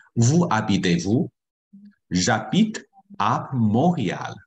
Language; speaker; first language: French; non-native, fluent; Chinese